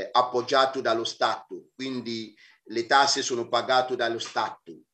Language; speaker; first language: Italian; non-native, fluent; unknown